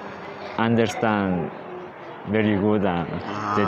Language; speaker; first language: English; non-native, learner; Spanish